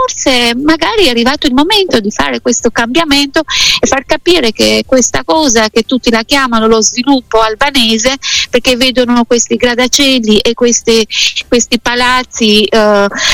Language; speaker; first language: Italian; non-native, fluent; Albanian